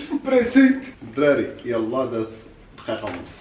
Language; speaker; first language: Arabic; native; Arabic